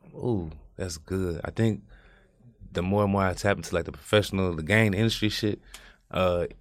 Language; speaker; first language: English; native; English